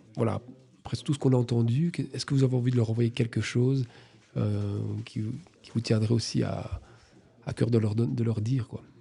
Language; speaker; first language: French; native; French